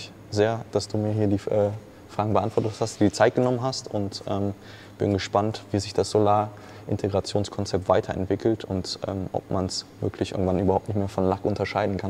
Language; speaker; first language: German; native; German